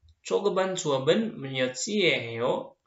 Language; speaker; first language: Korean; non-native, fluent; Indonesian